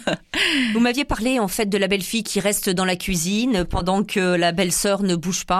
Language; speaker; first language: French; native; French